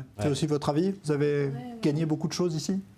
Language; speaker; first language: French; native; French